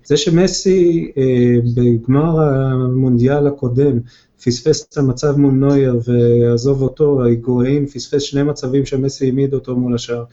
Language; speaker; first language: Hebrew; native; Hebrew